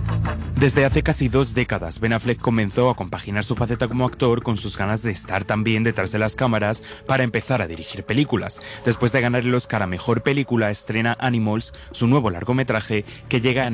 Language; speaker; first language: Spanish; native; Spanish